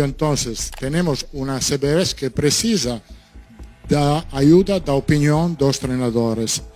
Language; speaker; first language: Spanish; non-native, learner; Portuguese